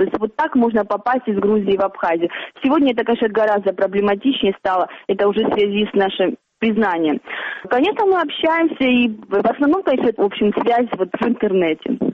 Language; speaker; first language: Russian; native; Russian